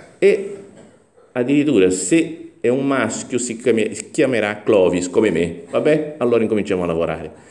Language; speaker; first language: Italian; non-native, fluent; Portuguese